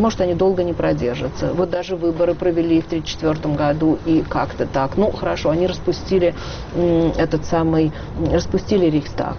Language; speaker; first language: Russian; native; Russian